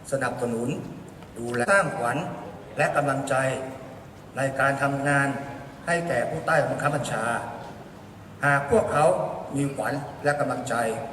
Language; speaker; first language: Thai; native; Thai